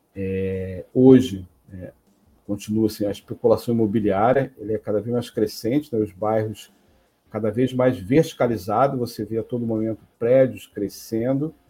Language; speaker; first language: Portuguese; native; Portuguese